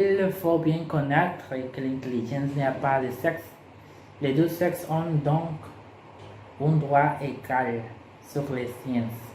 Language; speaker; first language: French; non-native, learner; Spanish